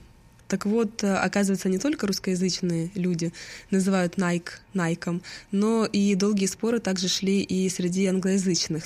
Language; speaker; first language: Russian; native; Russian